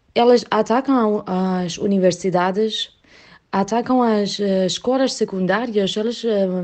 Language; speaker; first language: Portuguese; non-native, learner; Persian